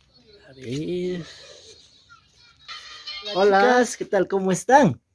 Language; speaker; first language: Spanish; native; Spanish